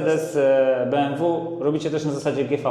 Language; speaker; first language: Polish; native; Polish